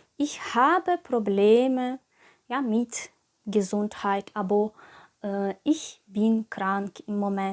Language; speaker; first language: German; non-native, fluent; Ukrainian